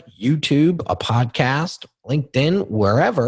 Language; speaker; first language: English; native; English